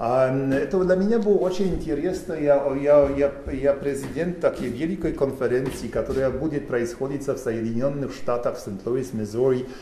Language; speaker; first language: Russian; non-native, learner; Polish